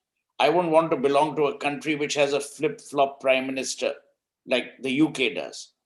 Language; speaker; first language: English; non-native, local second language; Hindi